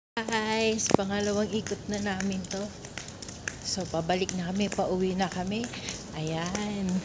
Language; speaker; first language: Filipino; native; Filipino